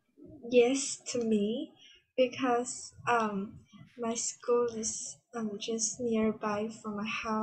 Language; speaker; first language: English; non-native, learner; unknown